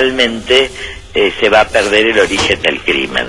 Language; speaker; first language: Spanish; native; Spanish